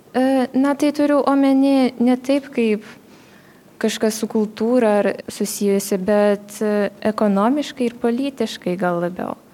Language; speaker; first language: Lithuanian; non-native, local second language; Polish